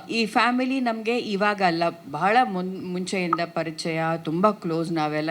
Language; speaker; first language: Kannada; native; Kannada